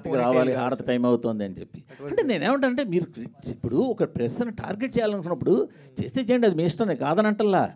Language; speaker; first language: Telugu; native; Telugu